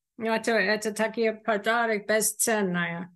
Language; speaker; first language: Russian; non-native, learner; English